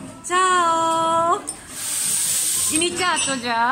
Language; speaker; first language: Italian; non-native, learner; Korean